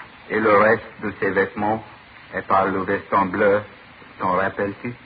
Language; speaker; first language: French; non-native, fluent; English